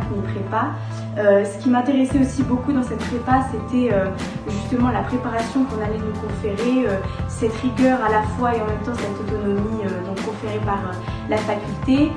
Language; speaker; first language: French; native; French